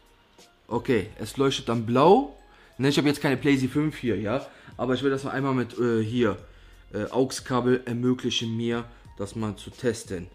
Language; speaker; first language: German; native; German